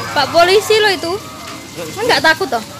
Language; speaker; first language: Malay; non-native, local second language; Javanese